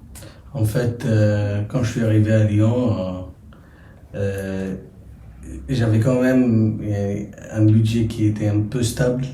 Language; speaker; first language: French; non-native, local second language; Arabic